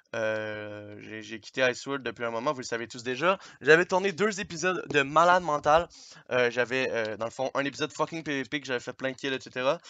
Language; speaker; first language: French; native; French